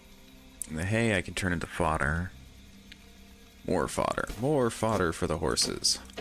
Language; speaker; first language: English; native; English